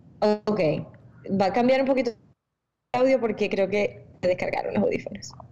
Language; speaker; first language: Spanish; native; Spanish